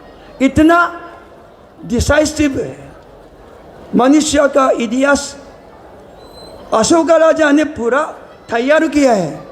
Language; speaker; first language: Hindi; non-native, learner; Japanese